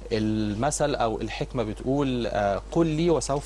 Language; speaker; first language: Arabic; native; Arabic